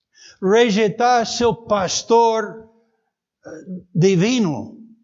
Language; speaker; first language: Portuguese; native; Portuguese